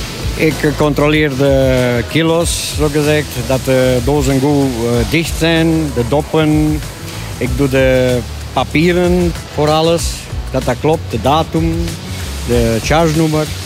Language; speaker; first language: Dutch; non-native, learner; Romanian